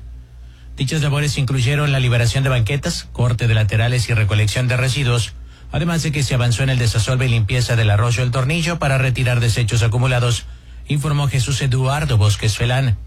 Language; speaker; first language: Spanish; native; Spanish